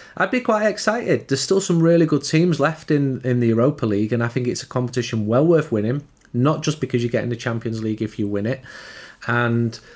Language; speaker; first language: English; native; English